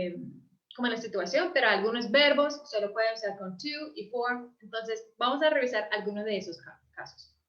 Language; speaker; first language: Spanish; early bilingual, heritage; English